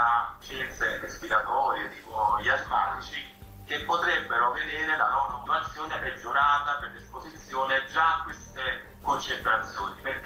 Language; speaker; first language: Italian; native; Italian